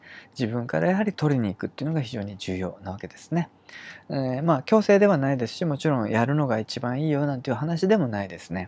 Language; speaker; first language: Japanese; native; Japanese